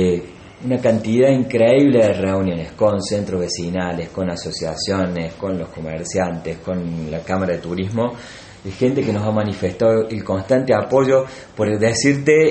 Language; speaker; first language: Spanish; native; Spanish